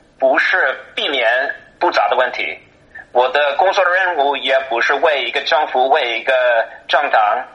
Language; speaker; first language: Chinese; non-native, fluent; English